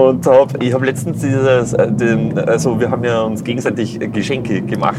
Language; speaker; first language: German; native; German